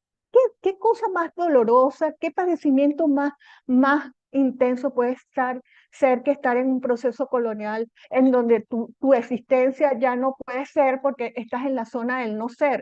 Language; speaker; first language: Spanish; native; Spanish